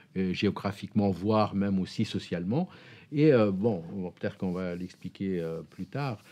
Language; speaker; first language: French; non-native, local second language; Arabic